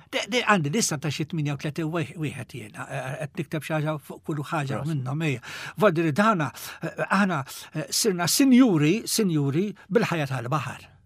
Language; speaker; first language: Maltese; native; Maltese